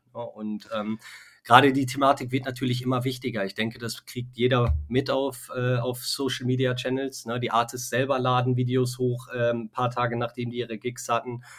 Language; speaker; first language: German; native; German